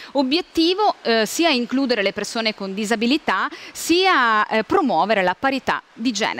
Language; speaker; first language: Italian; native; Italian